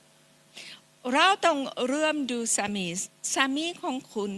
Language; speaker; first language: Thai; non-native, fluent; English